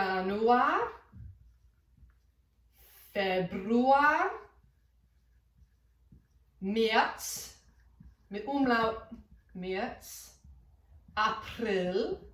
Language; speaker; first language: German; non-native, fluent; English